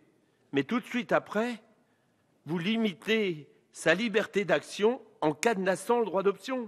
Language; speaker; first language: French; native; French